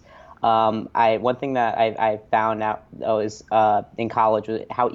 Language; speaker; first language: English; native; English